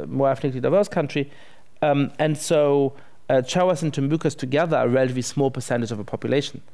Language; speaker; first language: English; non-native, fluent; German